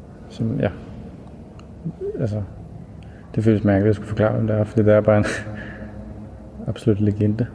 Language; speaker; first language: Danish; native; Danish